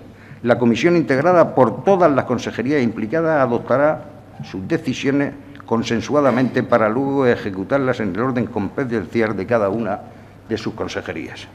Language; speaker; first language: Spanish; native; Spanish